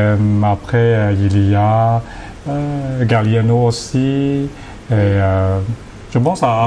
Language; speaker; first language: French; non-native, learner; Cantonese